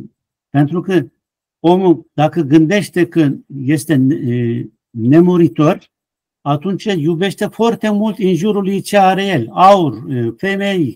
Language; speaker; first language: Romanian; non-native, fluent; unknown